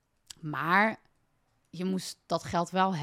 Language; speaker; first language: Dutch; native; Dutch